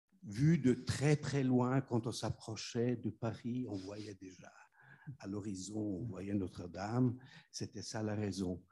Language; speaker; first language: French; non-native, fluent; German